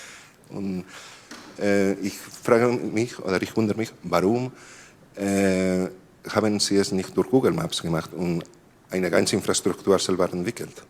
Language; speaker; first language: German; non-native, learner; Spanish